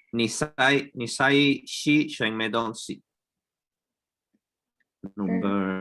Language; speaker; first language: Chinese; non-native, learner; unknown